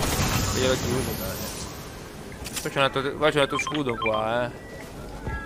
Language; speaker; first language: Italian; native; Italian